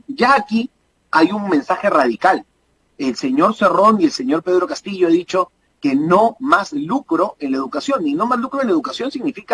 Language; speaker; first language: Spanish; native; Spanish